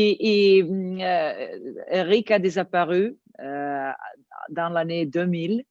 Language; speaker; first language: French; non-native, learner; Italian